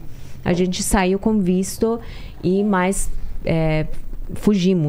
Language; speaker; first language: Portuguese; non-native, learner; Persian